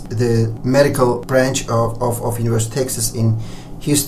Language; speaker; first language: English; non-native, fluent; Turkish